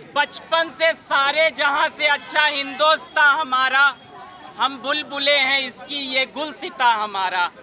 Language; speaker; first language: Hindi; native; Hindi